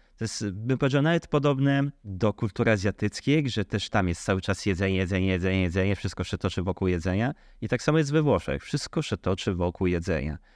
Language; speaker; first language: Polish; early bilingual, heritage; Polish